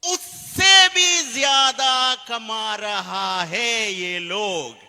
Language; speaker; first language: Hindi; non-native, fluent; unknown